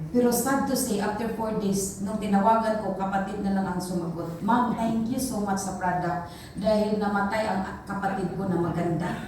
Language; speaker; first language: Filipino; non-native, local second language; Cebuano